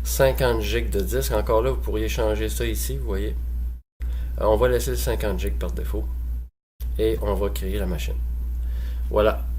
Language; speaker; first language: French; native; French